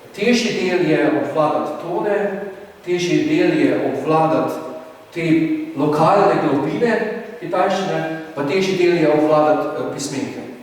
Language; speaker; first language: Slovenian; native; Slovenian